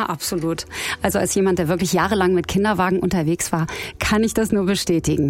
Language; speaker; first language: German; native; German